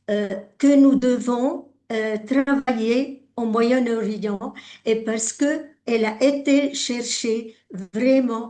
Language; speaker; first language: French; non-native, local second language; Arabic